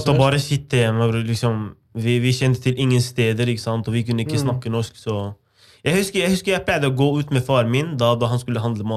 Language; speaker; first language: Norwegian; non-native, fluent; Arabic